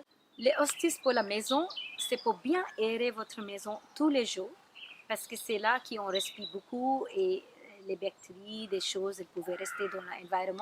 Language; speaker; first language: French; non-native, learner; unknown